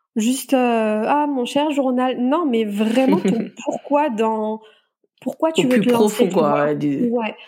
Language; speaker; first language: French; native; French